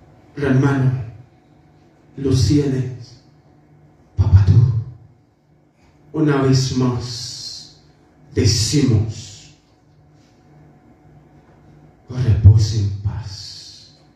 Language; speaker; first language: Spanish; non-native, fluent; Haitian Creole